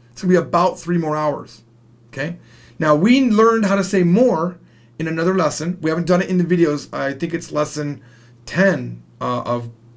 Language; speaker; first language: English; native; English